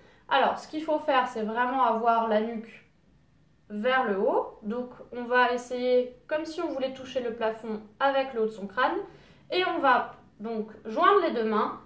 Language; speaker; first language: French; native; French